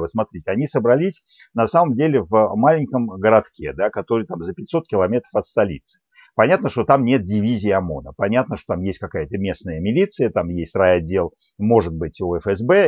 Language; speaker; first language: Russian; native; Russian